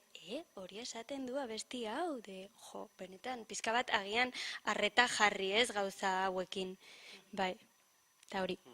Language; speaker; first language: Basque; non-native, local second language; Spanish